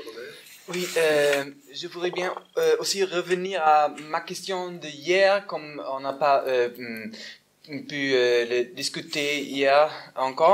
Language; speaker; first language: French; non-native, fluent; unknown